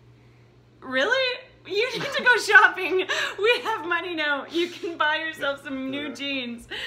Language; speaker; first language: English; native; English